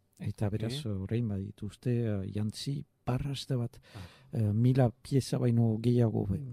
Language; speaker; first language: Basque; native; Basque